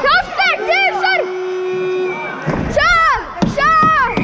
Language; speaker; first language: Swedish; native; Swedish